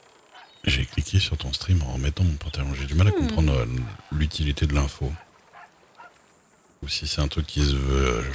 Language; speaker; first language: French; native; French